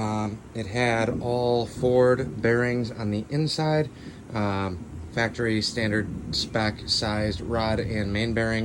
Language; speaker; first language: English; native; English